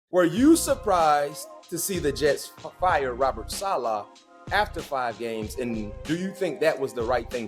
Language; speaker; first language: English; native; English